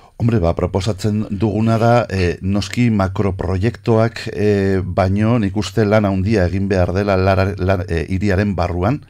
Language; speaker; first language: Basque; non-native, local second language; Spanish